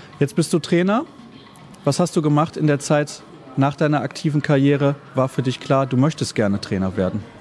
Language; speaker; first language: German; native; German